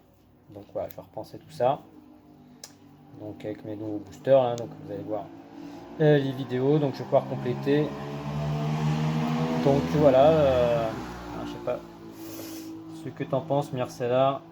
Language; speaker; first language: French; native; French